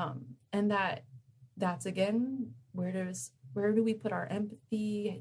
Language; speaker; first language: English; native; English